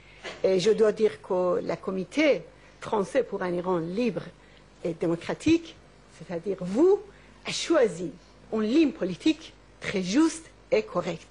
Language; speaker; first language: French; non-native, learner; Persian